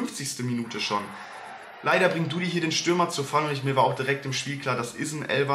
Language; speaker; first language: German; native; German